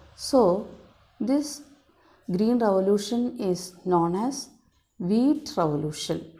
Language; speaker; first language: English; non-native, local second language; Malayalam